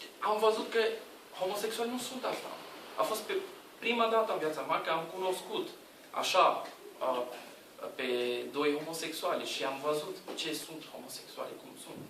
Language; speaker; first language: Romanian; non-native, learner; Portuguese